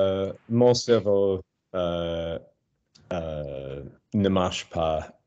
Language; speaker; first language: French; non-native, learner; English